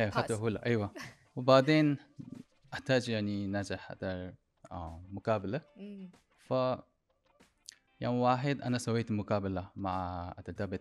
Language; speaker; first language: Arabic; non-native, learner; Korean